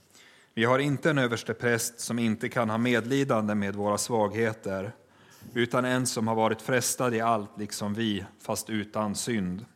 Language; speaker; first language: Swedish; native; Swedish